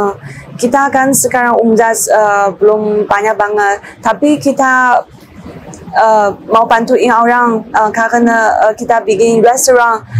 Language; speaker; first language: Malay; non-native, learner; Chinese